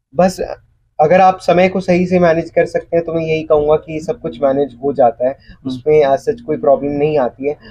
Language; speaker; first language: Hindi; native; Hindi